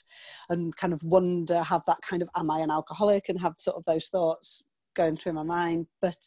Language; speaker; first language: English; native; English